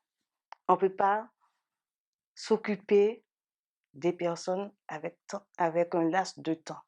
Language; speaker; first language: French; native; French